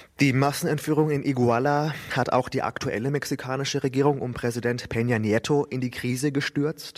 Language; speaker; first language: German; native; German